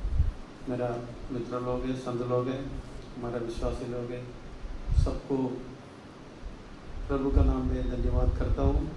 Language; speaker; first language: Hindi; non-native, local second language; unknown